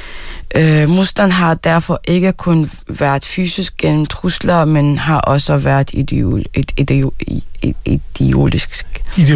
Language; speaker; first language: Danish; non-native, fluent; Arabic